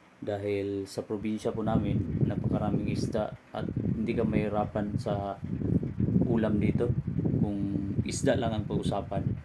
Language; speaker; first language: Filipino; non-native, local second language; Cebuano